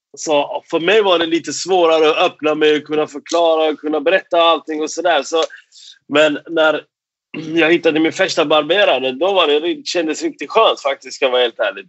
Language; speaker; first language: Swedish; non-native, fluent; Persian